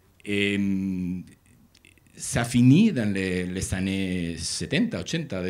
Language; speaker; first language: French; non-native, learner; Spanish